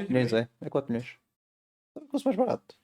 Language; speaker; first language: Portuguese; native; Portuguese